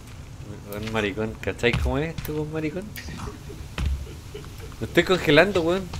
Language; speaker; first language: Spanish; native; Spanish